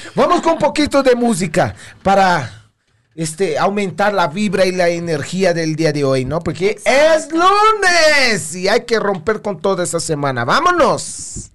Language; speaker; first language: Spanish; non-native, fluent; Portuguese